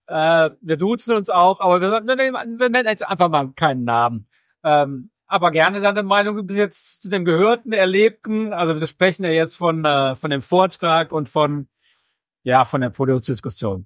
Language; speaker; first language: German; native; German